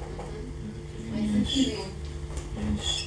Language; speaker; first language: Hebrew; non-native, learner; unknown